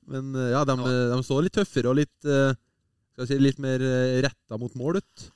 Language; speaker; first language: Norwegian; native; Norwegian